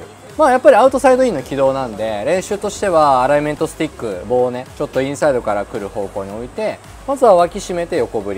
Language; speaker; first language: Japanese; native; Japanese